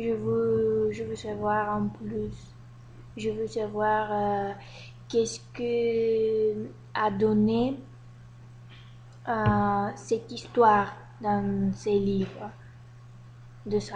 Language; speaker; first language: French; non-native, learner; Bulgarian